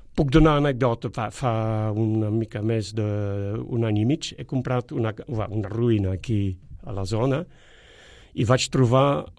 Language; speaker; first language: Catalan; non-native, fluent; Dutch